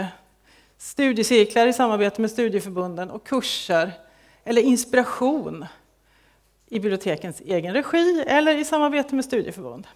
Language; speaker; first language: Swedish; native; Swedish